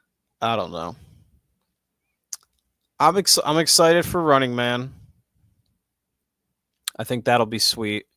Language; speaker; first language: English; native; English